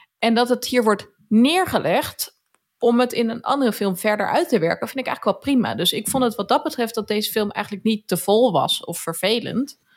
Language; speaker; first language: Dutch; native; Dutch